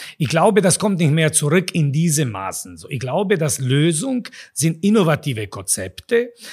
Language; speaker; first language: German; non-native, fluent; Serbian